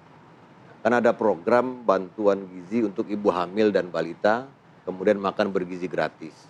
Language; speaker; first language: Indonesian; native; Indonesian